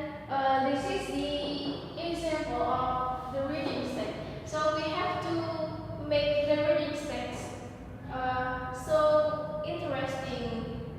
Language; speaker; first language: English; non-native, learner; Indonesian